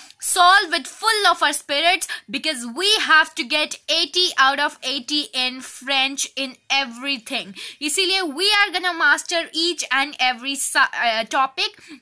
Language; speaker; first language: English; non-native, local second language; Hindi